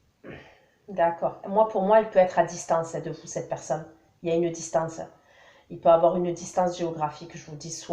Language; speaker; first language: French; native; French